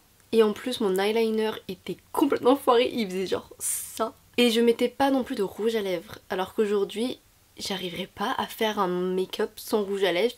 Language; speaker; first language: French; native; French